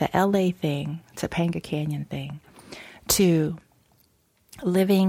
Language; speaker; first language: English; native; English